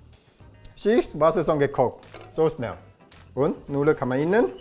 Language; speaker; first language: German; non-native, learner; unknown